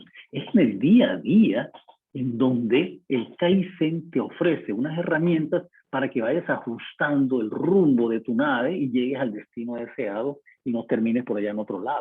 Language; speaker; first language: Spanish; native; Spanish